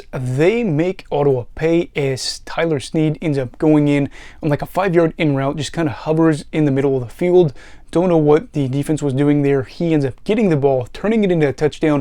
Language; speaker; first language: English; native; English